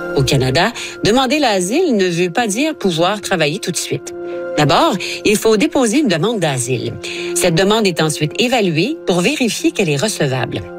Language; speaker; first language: French; native; French